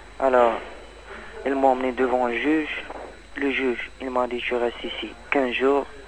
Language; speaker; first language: French; non-native, learner; Arabic